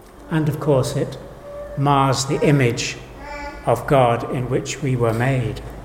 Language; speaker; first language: English; native; English